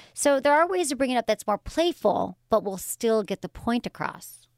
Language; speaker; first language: English; native; English